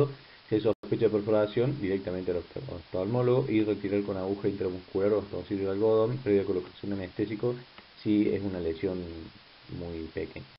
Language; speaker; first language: Spanish; native; Spanish